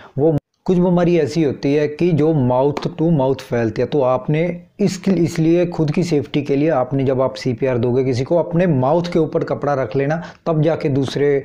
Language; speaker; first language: Hindi; non-native, local second language; Punjabi